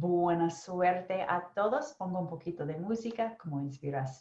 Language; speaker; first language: Spanish; non-native, fluent; English